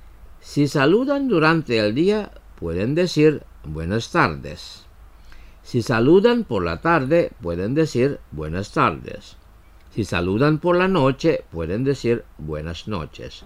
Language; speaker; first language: Spanish; non-native, fluent; Indonesian